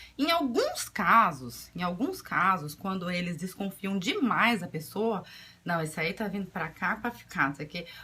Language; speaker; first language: Portuguese; native; Portuguese